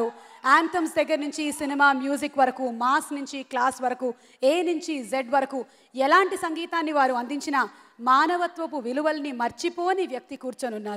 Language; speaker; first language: Telugu; native; Telugu